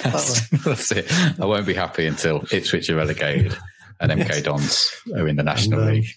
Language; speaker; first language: English; native; English